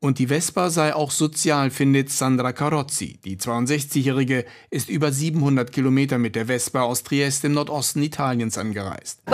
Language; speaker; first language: German; native; German